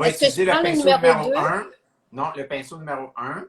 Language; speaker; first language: French; native; French